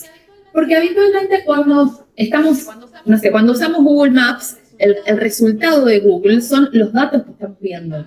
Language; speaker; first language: Spanish; native; Spanish